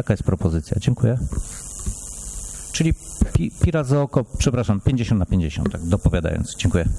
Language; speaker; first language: Polish; native; Polish